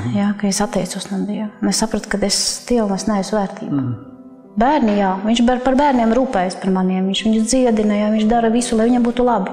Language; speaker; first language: Latvian; non-native, local second language; Russian